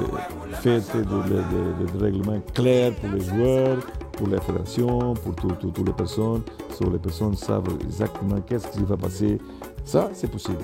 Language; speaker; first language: French; non-native, learner; Portuguese